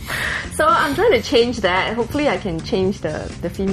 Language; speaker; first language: English; native; English